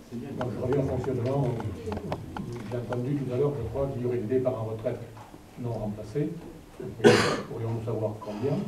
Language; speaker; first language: French; native; French